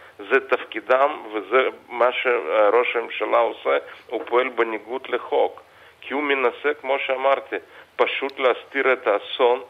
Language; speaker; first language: Hebrew; non-native, fluent; Russian